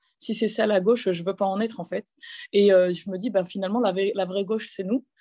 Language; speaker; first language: French; native; French